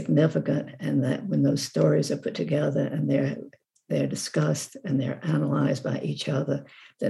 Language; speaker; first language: English; native; English